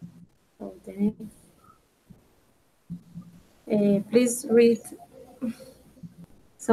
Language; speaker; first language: English; non-native, learner; Spanish